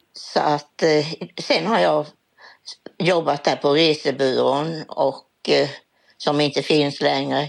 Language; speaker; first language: Swedish; native; Swedish